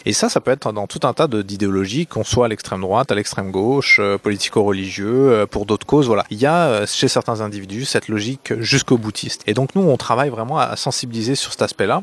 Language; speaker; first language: French; native; French